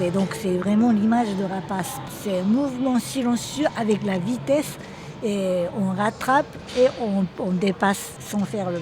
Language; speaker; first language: French; non-native, fluent; Japanese